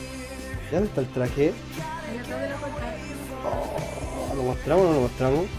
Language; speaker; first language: Spanish; native; Spanish